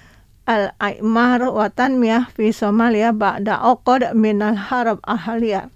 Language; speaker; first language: Arabic; non-native, fluent; Indonesian